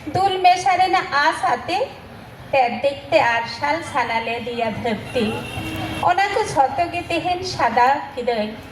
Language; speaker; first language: Bangla; non-native, local second language; Santali